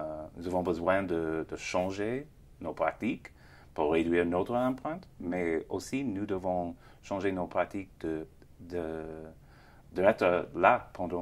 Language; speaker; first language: French; non-native, fluent; English